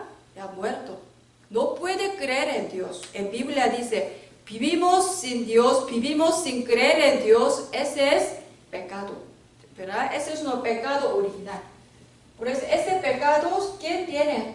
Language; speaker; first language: Spanish; non-native, learner; Korean